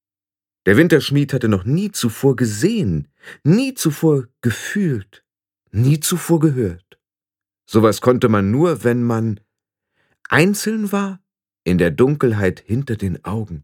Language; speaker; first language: German; native; German